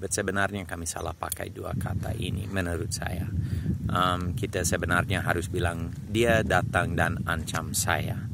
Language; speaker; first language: Indonesian; non-native, fluent; English